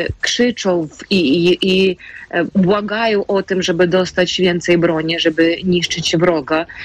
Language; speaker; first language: Polish; non-native, fluent; Ukrainian